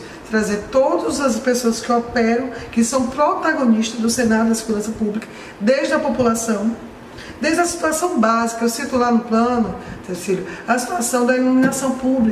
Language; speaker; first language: Portuguese; native; Portuguese